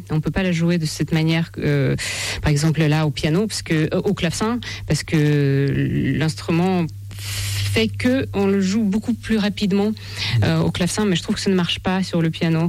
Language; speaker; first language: French; non-native, fluent; Russian